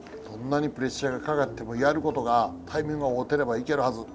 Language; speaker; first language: Japanese; native; Japanese